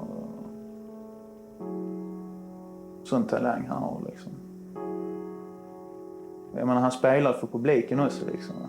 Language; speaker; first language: Swedish; native; Swedish